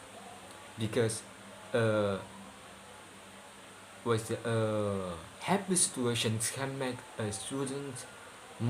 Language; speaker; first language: English; non-native, learner; Indonesian